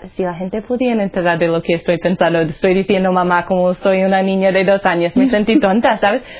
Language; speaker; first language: Spanish; non-native, fluent; English